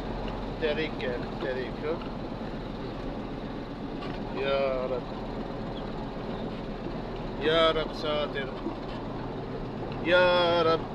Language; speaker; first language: Arabic; non-native, fluent; Urdu